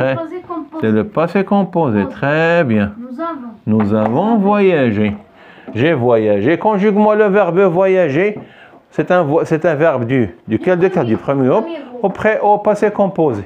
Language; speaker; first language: French; non-native, fluent; Arabic